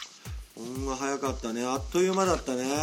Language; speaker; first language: Japanese; native; Japanese